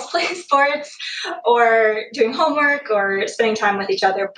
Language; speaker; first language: English; native; English